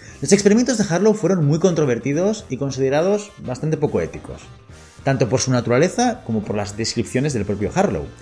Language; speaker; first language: Spanish; native; Spanish